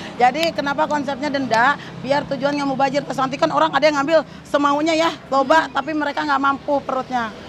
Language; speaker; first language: Indonesian; non-native, local second language; Sundanese